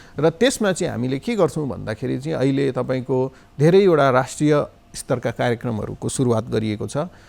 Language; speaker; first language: Nepali; native; Nepali